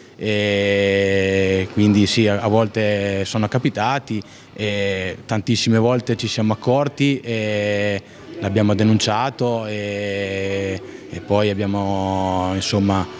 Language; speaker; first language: Italian; native; Italian